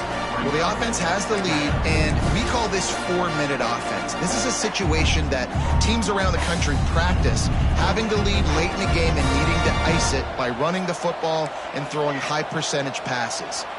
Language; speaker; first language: English; native; English